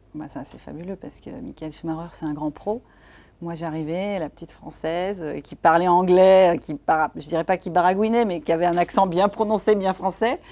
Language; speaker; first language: French; native; French